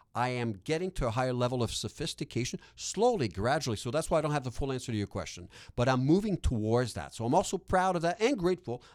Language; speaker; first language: English; non-native, fluent; French